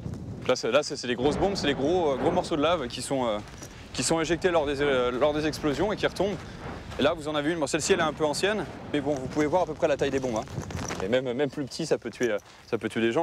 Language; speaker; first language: French; native; French